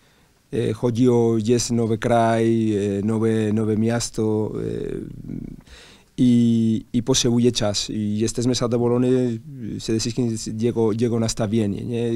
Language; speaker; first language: Polish; non-native, learner; Spanish